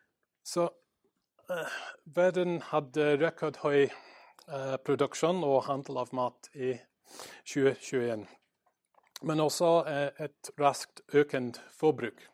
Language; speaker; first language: Norwegian; non-native, learner; English